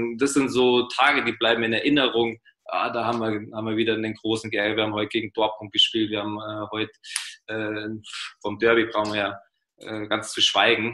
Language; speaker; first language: German; native; German